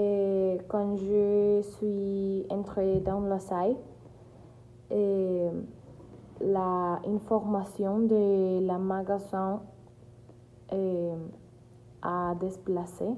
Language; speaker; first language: French; non-native, learner; Spanish